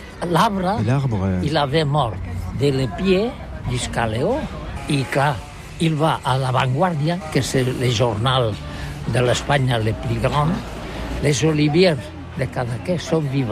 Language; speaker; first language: French; non-native, learner; Catalan